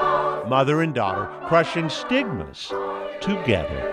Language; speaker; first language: English; native; English